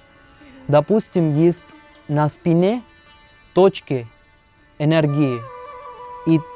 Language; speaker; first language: Russian; non-native, learner; Hindi